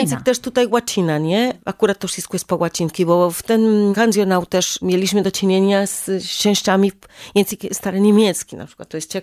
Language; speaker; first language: Polish; non-native, learner; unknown